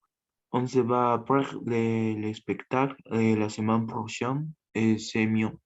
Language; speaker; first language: French; non-native, learner; Spanish